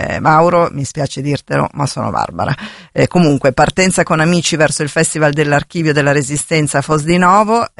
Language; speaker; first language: Italian; native; Italian